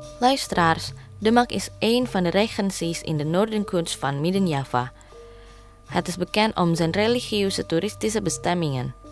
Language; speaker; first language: Dutch; non-native, fluent; Indonesian